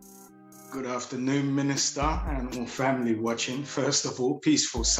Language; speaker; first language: English; native; English